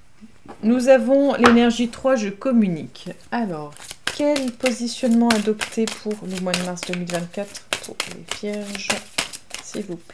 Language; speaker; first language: French; native; French